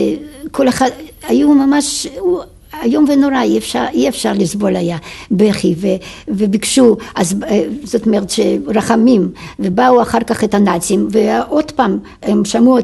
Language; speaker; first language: Hebrew; non-native, fluent; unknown